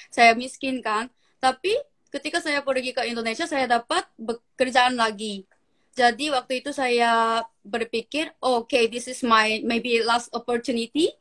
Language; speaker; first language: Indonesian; non-native, learner; Korean